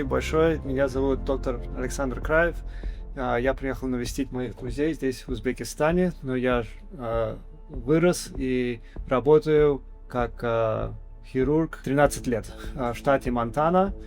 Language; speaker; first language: Russian; early bilingual, heritage; English